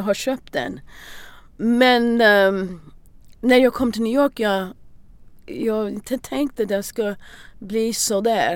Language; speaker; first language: Swedish; non-native, learner; English